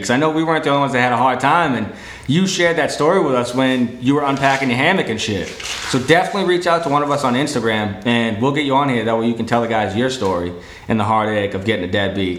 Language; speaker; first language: English; native; English